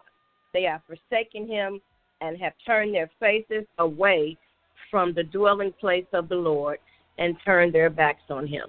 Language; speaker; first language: English; native; English